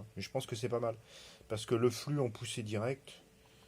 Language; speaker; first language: French; native; French